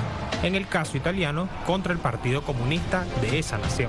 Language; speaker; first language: Spanish; native; Spanish